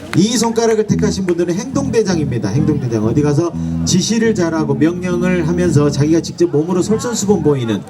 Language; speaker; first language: Korean; native; Korean